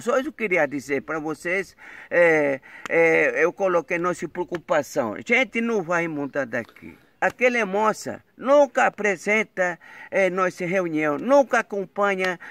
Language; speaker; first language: Portuguese; non-native, local second language; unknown